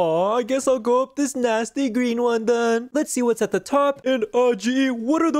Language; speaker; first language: English; native; English